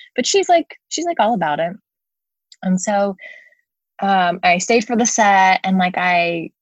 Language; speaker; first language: English; native; English